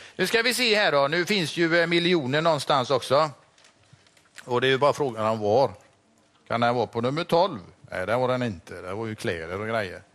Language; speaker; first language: Swedish; native; Swedish